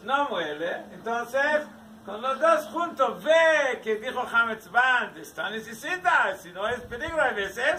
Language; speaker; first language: Spanish; non-native, learner; Hebrew